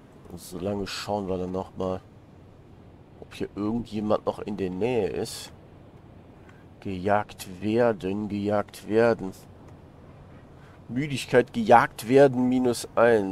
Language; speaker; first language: German; native; German